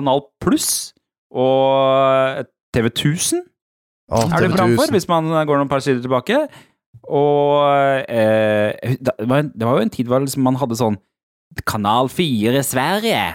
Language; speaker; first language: Norwegian; native; Norwegian